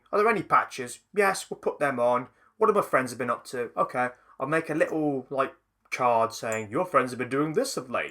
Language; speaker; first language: English; native; English